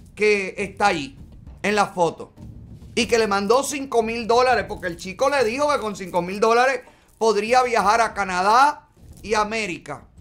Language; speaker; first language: Spanish; native; Spanish